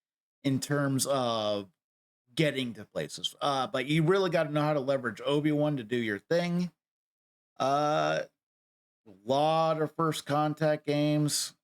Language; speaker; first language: English; native; English